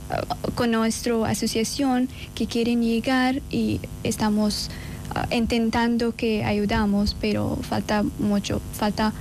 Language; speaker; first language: Spanish; non-native, learner; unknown